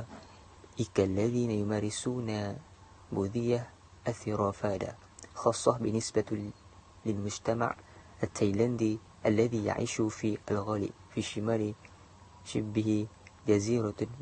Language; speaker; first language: Arabic; non-native, learner; Malay